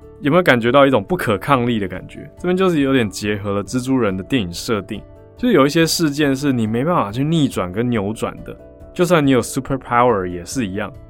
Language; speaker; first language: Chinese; native; Chinese